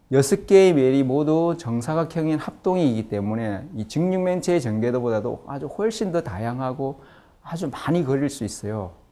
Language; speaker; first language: Korean; native; Korean